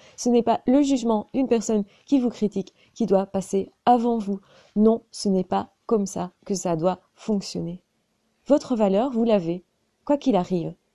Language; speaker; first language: French; native; French